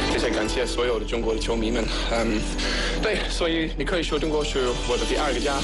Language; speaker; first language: Chinese; non-native, fluent; Danish